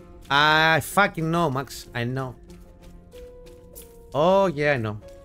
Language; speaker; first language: English; non-native, fluent; Greek